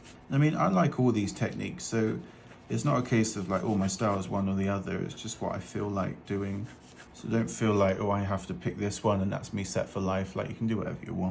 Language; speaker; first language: English; native; English